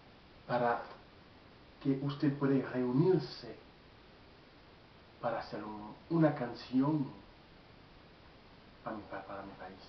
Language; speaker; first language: Spanish; non-native, learner; Haitian Creole